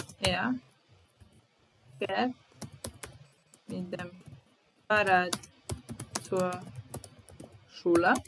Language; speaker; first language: German; non-native, fluent; Serbian